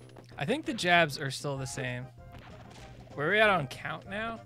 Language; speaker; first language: English; native; English